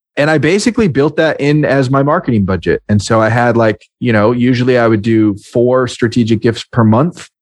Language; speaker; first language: English; native; English